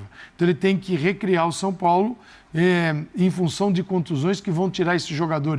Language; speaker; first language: Portuguese; native; Portuguese